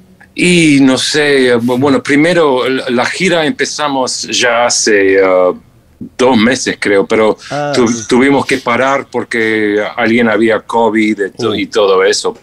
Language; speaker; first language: Spanish; non-native, fluent; English